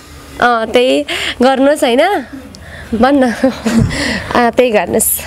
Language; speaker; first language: Nepali; native; Nepali